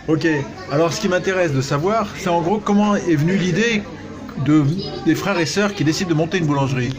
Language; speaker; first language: French; native; French